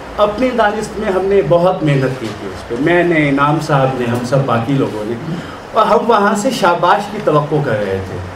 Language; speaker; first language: Urdu; non-native, local second language; Punjabi